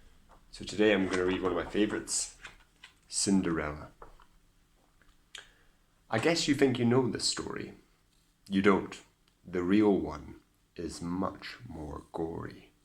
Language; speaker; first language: English; native; English